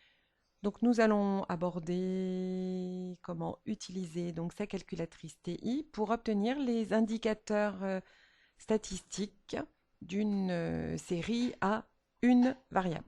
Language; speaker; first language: French; native; French